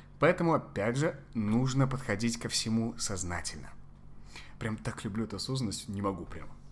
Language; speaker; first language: Russian; non-native, fluent; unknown